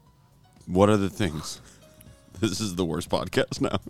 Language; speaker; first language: English; native; English